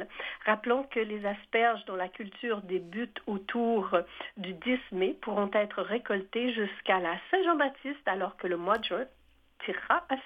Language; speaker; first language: French; native; French